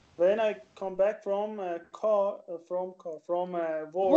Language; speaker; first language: English; non-native, learner; Persian